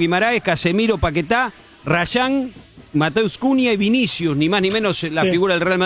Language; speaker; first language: Spanish; native; Spanish